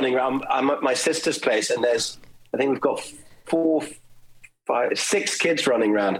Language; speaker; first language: English; early bilingual, other home language; German